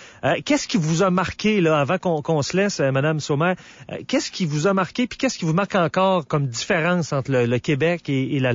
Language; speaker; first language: French; native; French